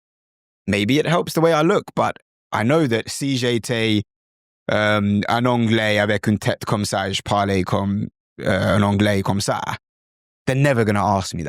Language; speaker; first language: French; non-native, fluent; English